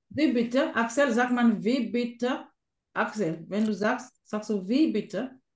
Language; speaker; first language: German; non-native, fluent; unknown